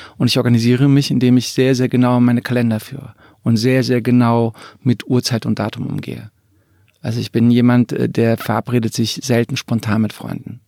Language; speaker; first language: German; early bilingual, other home language; Croatian